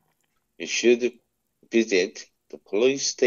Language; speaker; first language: English; non-native, learner; Korean